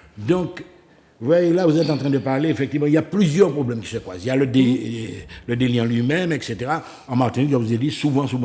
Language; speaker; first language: French; native; French